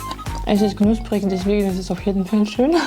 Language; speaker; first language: German; non-native, fluent; Russian